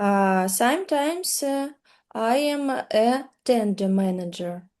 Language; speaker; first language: English; non-native, learner; Russian